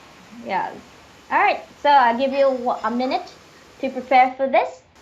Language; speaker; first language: English; non-native, fluent; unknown